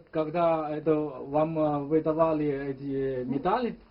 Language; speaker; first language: Russian; non-native, fluent; Chinese